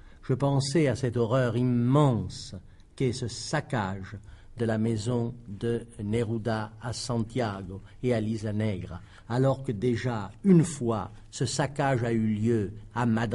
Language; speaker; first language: French; native; French